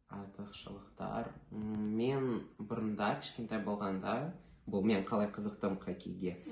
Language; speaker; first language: Kazakh; non-native, local second language; Russian